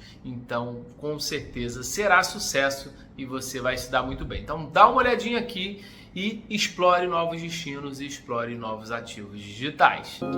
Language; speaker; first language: Portuguese; native; Portuguese